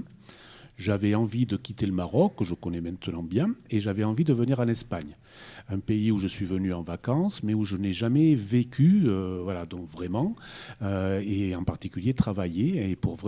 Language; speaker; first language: French; native; French